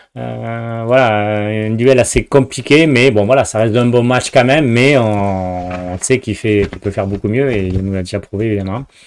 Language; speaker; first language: French; native; French